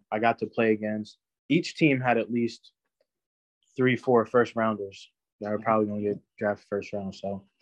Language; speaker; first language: English; native; English